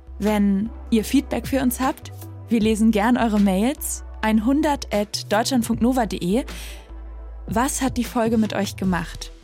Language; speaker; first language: German; native; German